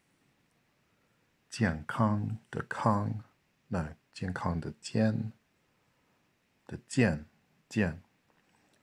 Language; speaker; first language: Chinese; non-native, learner; English